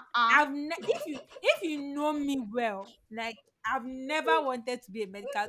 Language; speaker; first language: English; non-native, local second language; Yoruba